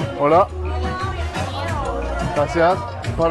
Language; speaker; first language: Spanish; non-native, learner; German